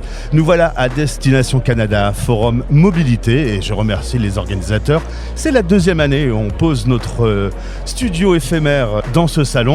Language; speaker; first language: French; native; French